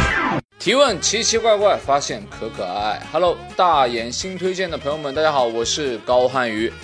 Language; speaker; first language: Chinese; native; Chinese